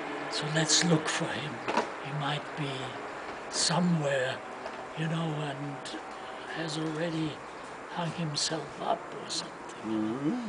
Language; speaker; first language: English; non-native, fluent; German